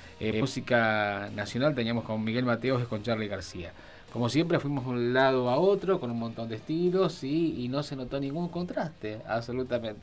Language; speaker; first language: Spanish; native; Spanish